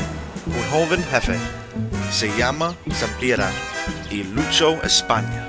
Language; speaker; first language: Spanish; non-native, learner; English